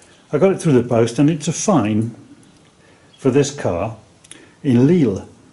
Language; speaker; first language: English; native; English